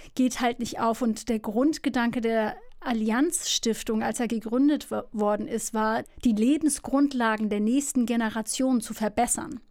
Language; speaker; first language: German; early bilingual, other home language; Turkish